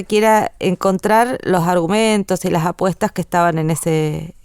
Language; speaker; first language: Spanish; native; Spanish